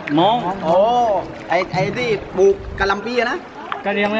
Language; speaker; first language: Thai; native; Thai